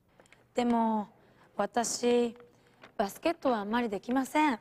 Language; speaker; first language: Japanese; non-native, learner; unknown